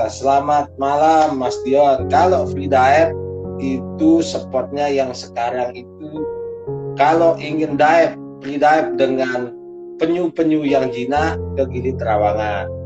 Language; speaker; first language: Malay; non-native, local second language; Sasak